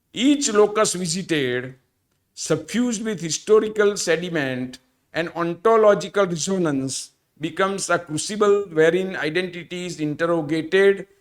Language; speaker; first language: English; non-native, local second language; Gujarati